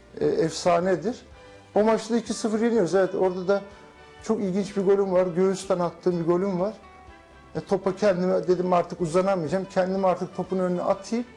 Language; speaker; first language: Turkish; early bilingual, heritage; Turkish